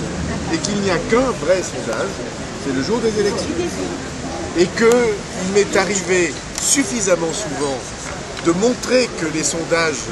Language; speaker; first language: French; native; French